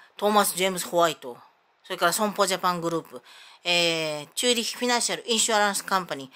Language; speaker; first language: Japanese; native; Japanese